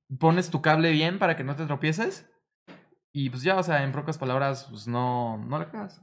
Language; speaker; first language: Spanish; native; Spanish